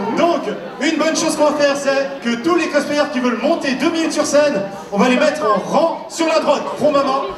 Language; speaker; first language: French; native; French